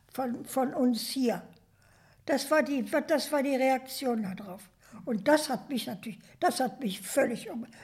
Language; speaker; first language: German; native; German